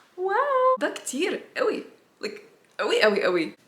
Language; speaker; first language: Egyptian Arabic; non-native, learner; English